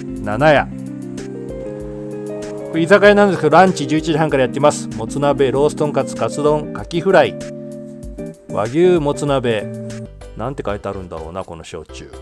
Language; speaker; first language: Japanese; native; Japanese